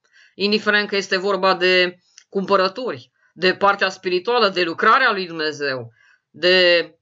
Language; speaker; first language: Romanian; native; Romanian